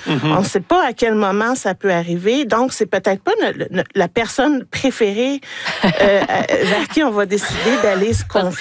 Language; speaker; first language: French; native; French